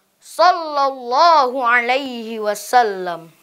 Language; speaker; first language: Arabic; non-native, learner; Indonesian